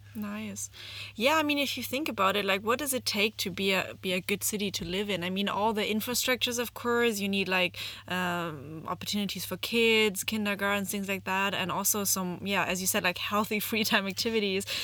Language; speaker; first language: English; non-native, fluent; German